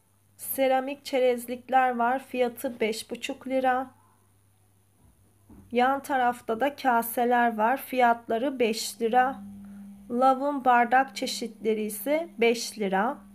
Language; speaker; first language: Turkish; native; Turkish